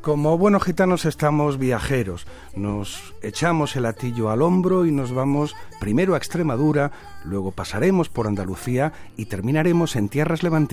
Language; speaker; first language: Spanish; native; Spanish